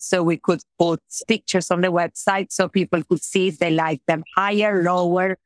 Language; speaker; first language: English; non-native, fluent; Italian